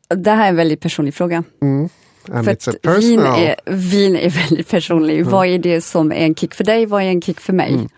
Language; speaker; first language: Swedish; non-native, fluent; French